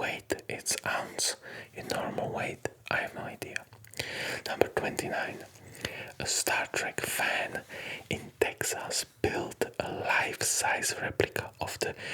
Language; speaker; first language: English; non-native, fluent; Polish